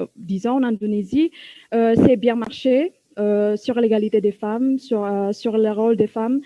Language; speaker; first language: French; non-native, fluent; Indonesian